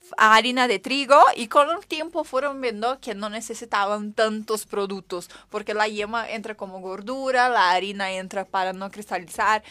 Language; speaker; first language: Spanish; non-native, fluent; Portuguese